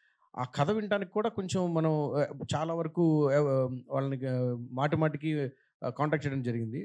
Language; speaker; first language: Telugu; native; Telugu